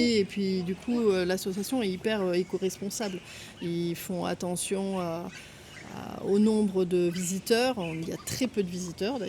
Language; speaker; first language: French; native; French